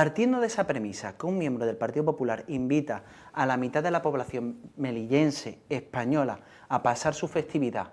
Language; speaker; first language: Spanish; native; Spanish